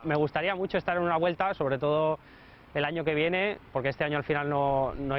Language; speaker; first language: Spanish; non-native, local second language; Catalan